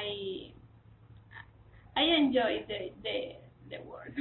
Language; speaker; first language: English; non-native, learner; Spanish